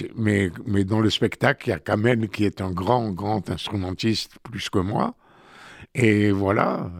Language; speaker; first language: French; native; French